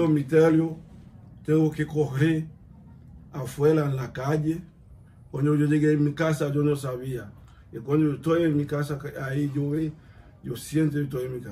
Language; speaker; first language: Spanish; non-native, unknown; Haitian Creole